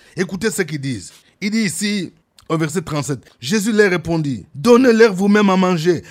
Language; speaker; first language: French; non-native, local second language; Lingala